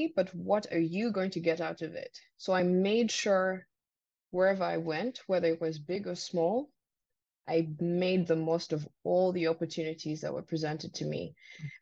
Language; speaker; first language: English; non-native, local second language; Ganda